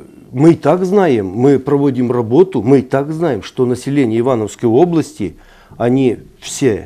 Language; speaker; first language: Russian; native; Russian